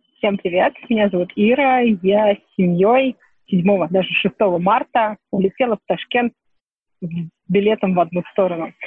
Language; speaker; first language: Russian; native; Russian